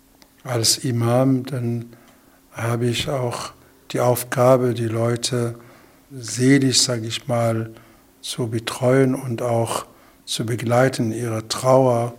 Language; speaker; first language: German; non-native, fluent; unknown